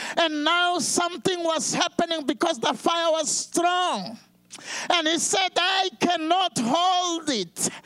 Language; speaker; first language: English; non-native, fluent; Portuguese